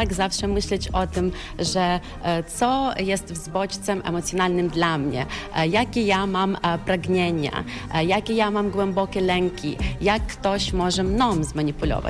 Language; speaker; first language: Polish; non-native, fluent; Ukrainian